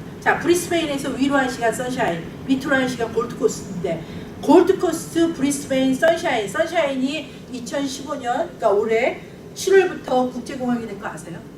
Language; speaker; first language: Korean; native; Korean